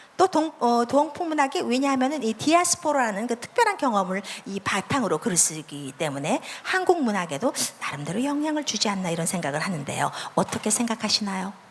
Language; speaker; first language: Korean; native; Korean